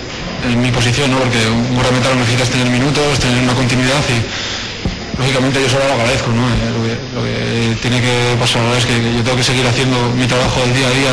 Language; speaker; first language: Spanish; native; Spanish